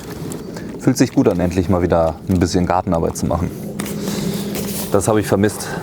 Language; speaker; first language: German; native; German